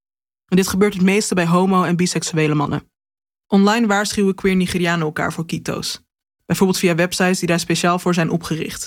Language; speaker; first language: Dutch; native; Dutch